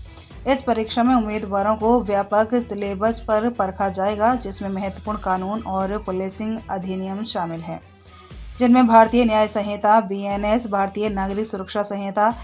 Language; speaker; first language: Hindi; native; Hindi